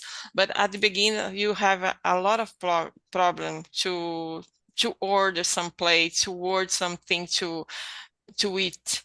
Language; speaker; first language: English; non-native, learner; Portuguese